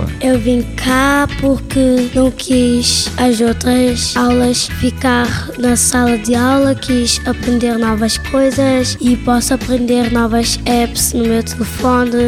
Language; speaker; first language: Portuguese; early bilingual, heritage; Portuguese